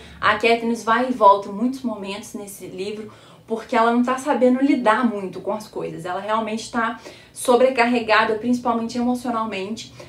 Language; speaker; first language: Portuguese; native; Portuguese